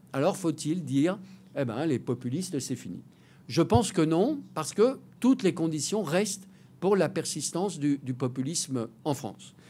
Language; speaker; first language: French; native; French